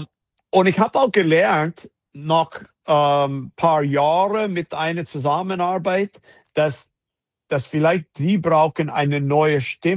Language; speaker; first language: German; non-native, fluent; English